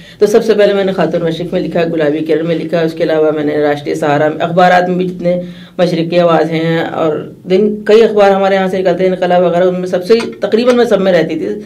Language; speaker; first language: Urdu; native; Urdu